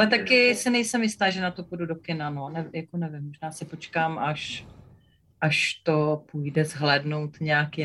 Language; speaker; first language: Czech; native; Czech